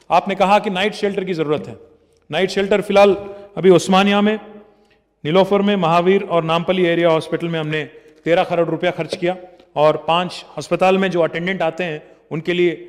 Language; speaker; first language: Hindi; non-native, local second language; Telugu